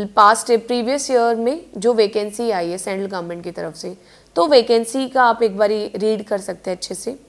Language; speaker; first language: Hindi; native; Hindi